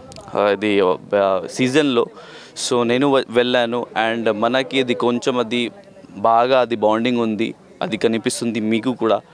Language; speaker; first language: Telugu; non-native, learner; Hindi